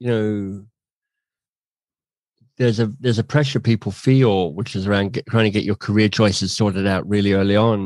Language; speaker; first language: English; native; English